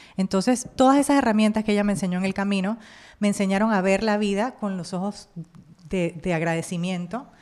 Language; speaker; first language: Spanish; native; Spanish